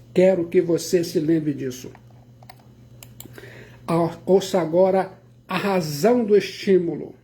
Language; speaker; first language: Portuguese; native; Portuguese